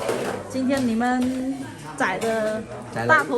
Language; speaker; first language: Chinese; non-native, fluent; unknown